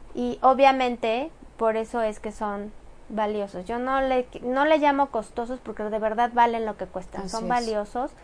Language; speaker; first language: Spanish; native; Spanish